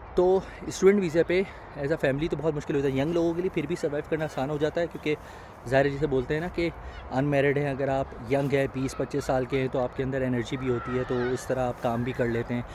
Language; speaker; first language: Urdu; native; Urdu